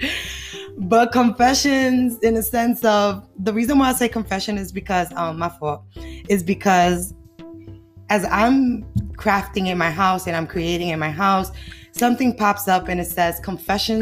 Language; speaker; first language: English; native; English